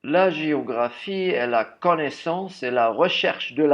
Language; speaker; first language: French; non-native, fluent; German